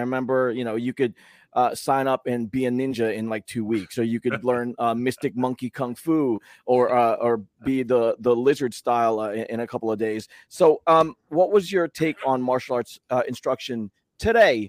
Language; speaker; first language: English; native; English